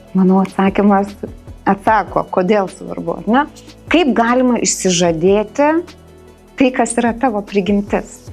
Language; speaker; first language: Lithuanian; native; Lithuanian